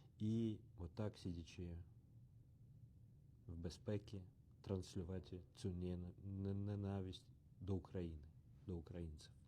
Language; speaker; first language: Ukrainian; non-native, learner; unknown